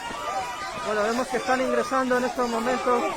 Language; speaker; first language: Spanish; native; Spanish